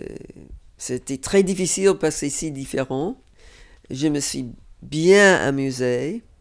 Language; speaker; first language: French; non-native, fluent; English